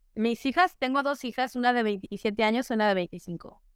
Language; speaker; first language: Spanish; native; Spanish